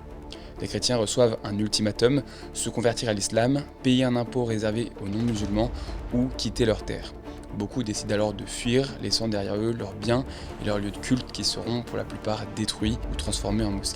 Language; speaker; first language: French; native; French